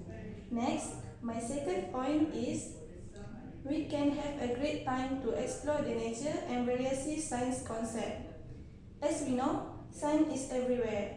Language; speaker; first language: English; non-native, learner; Malay